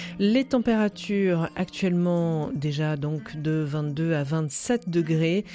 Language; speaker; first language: French; native; French